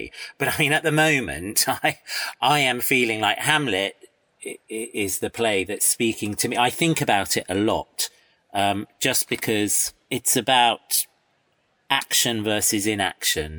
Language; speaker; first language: English; native; English